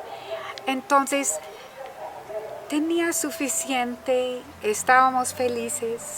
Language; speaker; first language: Spanish; non-native, fluent; English